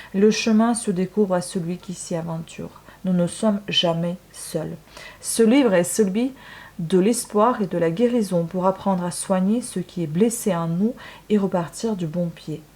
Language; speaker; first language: French; non-native, fluent; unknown